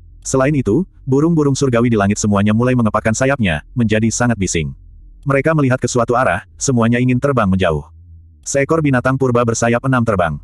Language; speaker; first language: Indonesian; native; Indonesian